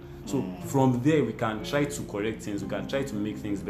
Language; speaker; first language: English; non-native, local second language; Yoruba